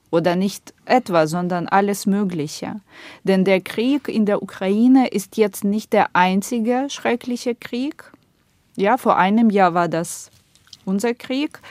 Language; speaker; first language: German; non-native, fluent; Ukrainian